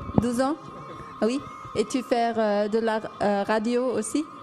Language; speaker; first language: French; non-native, learner; German